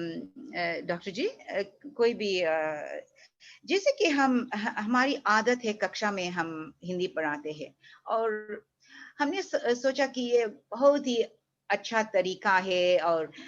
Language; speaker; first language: Hindi; non-native, fluent; English